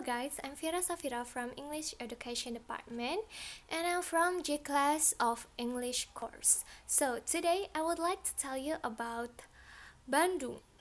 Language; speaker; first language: English; non-native, learner; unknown